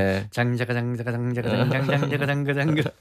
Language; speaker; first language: Korean; native; Korean